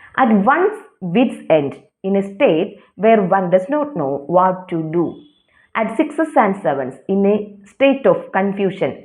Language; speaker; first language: English; non-native, local second language; Malayalam